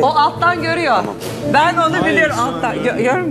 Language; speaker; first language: Turkish; native; Turkish